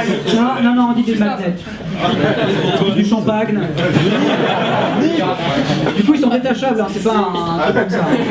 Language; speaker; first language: French; native; French